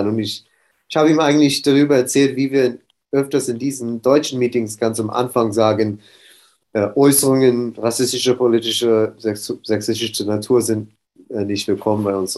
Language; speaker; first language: German; non-native, fluent; English